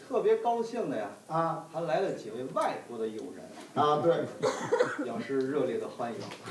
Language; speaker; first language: Chinese; native; Chinese